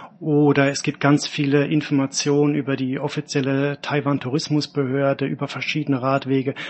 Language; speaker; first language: German; native; German